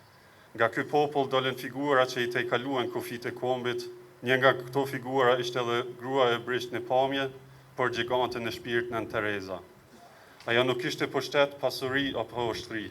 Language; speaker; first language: Albanian; native; Albanian